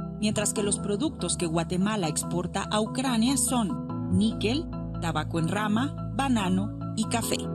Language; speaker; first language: Spanish; native; Spanish